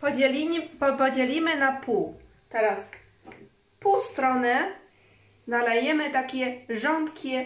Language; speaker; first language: Polish; non-native, learner; Chinese